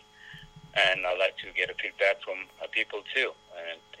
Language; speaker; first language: English; non-native, learner; Amharic